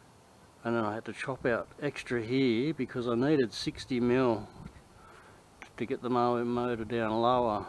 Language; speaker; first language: English; native; English